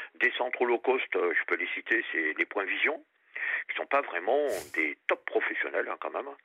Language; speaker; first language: French; native; French